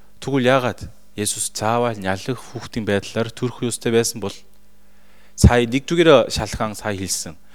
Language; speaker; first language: Mongolian; non-native, fluent; Korean